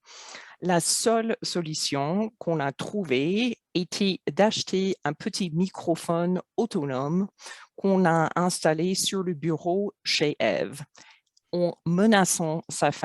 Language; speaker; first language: French; non-native, fluent; English